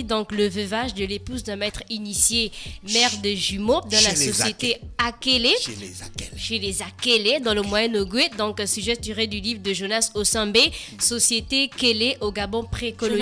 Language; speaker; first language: French; native; French